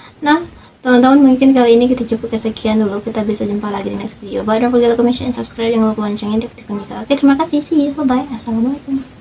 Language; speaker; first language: Indonesian; native; Indonesian